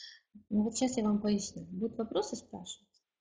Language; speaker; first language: Russian; native; Russian